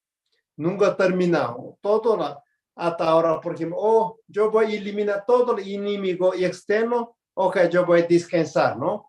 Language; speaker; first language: Spanish; non-native, learner; Tibetan